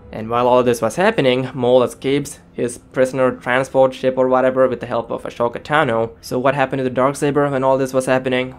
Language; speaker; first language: English; native; English